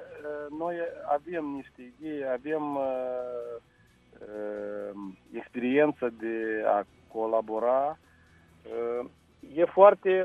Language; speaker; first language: Romanian; non-native, local second language; Russian